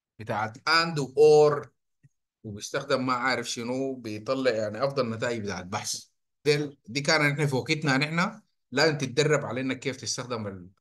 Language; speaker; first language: Arabic; native; Arabic